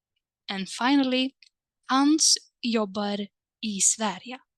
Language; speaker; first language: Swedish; non-native, fluent; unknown